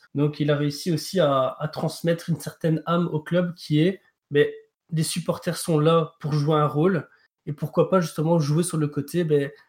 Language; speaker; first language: French; native; French